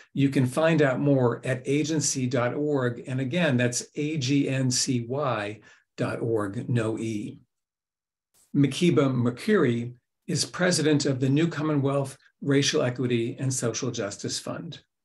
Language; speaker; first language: English; native; English